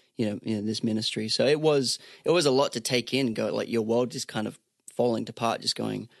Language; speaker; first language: English; native; English